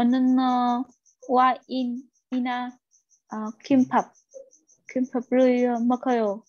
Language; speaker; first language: Korean; non-native, learner; Vietnamese